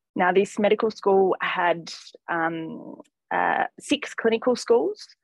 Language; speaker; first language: English; native; English